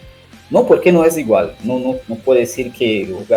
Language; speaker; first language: Spanish; non-native, learner; Portuguese